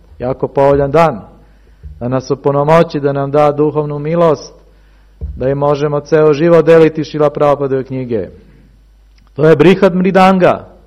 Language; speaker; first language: Serbian; early bilingual, heritage; Serbian